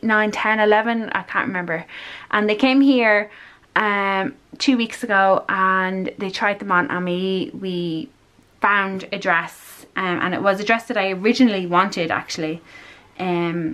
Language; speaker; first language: English; native; English